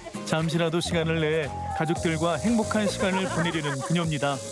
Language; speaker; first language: Korean; native; Korean